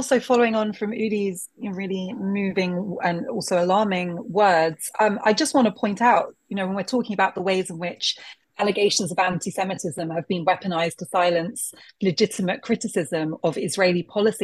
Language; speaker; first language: English; native; English